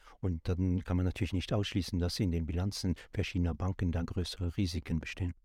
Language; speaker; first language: German; non-native, local second language; Luxembourgish